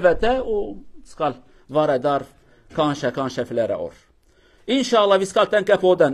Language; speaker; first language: Norwegian; non-native, learner; Kurdish